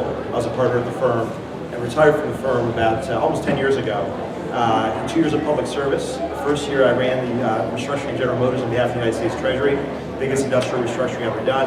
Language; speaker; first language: English; native; English